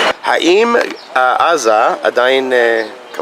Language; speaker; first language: Hebrew; non-native, fluent; English